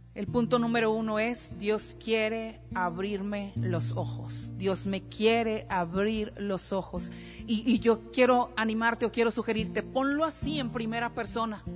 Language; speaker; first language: Spanish; native; Spanish